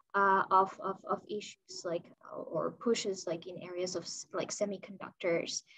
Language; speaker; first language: English; non-native, fluent; Chinese